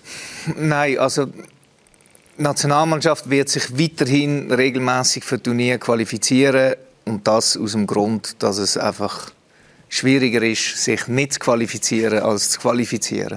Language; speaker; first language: German; native; German